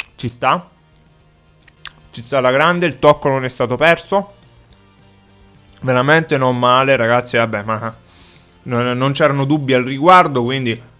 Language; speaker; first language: Italian; native; Italian